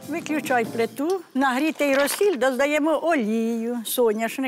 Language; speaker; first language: Ukrainian; native; Ukrainian